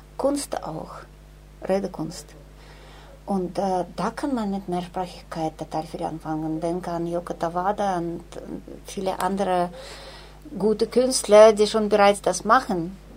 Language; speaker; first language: German; non-native, fluent; Russian